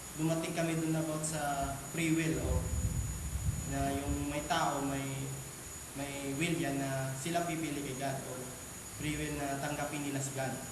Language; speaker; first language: Filipino; non-native, local second language; Cebuano